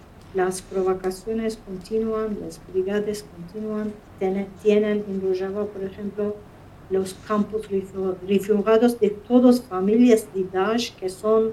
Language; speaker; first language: Spanish; non-native, fluent; Kurdish